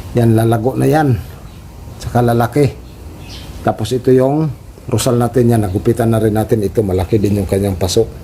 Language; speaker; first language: Filipino; non-native, local second language; Cebuano